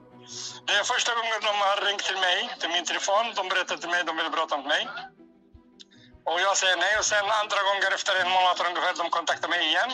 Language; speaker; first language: Swedish; non-native, learner; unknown